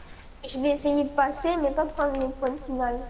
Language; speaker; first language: French; native; French